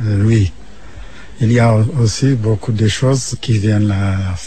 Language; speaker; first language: French; non-native, learner; Amharic